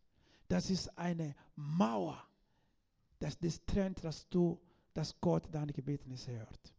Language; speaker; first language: German; non-native, learner; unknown